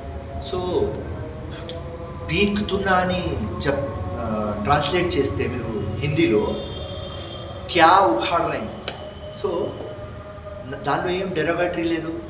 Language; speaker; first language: Telugu; non-native, local second language; Urdu